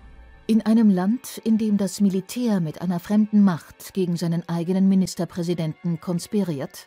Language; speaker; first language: German; native; German